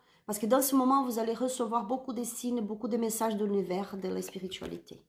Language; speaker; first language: French; non-native, learner; Spanish